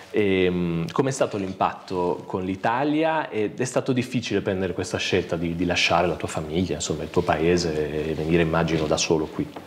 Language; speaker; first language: Italian; native; Italian